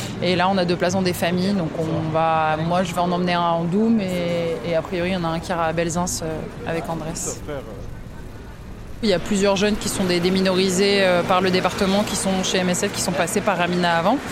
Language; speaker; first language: French; native; French